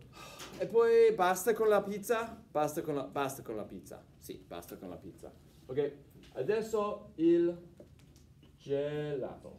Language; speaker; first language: Italian; non-native, fluent; English